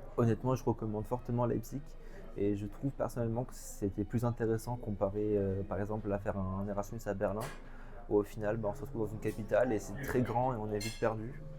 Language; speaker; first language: French; native; French